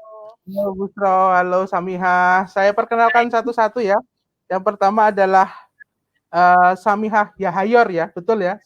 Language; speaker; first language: Indonesian; native; Indonesian